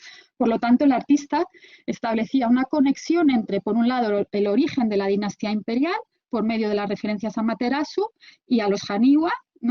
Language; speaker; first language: Spanish; native; Spanish